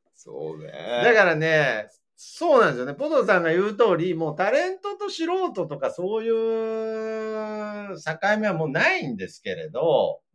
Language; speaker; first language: Japanese; native; Japanese